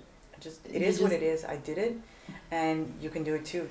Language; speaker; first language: English; native; English